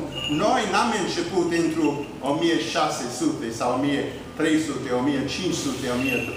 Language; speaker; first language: Romanian; early bilingual, heritage; Romanian